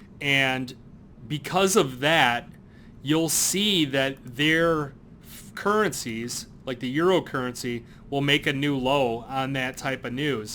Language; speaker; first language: English; native; English